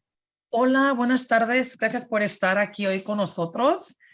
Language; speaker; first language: Spanish; early bilingual, heritage; Spanish